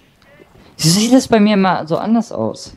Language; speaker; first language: German; native; German